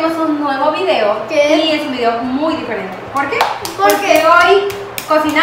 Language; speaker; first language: Spanish; native; Spanish